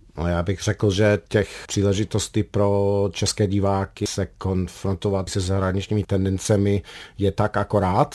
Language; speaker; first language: Czech; non-native, fluent; English